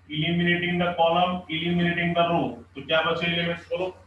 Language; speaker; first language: Hindi; non-native, local second language; Marathi